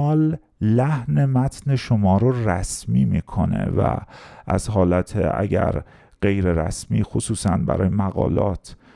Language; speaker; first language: Persian; native; Persian